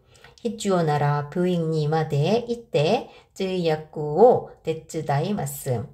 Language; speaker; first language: Japanese; non-native, fluent; Korean